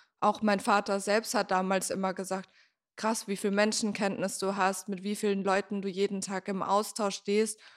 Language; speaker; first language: German; native; German